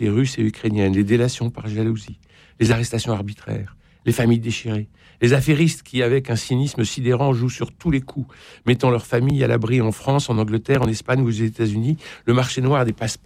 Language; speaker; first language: French; native; French